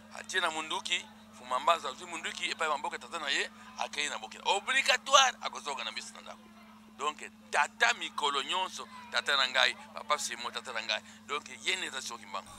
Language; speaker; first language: Lingala; non-native, local second language; Kongo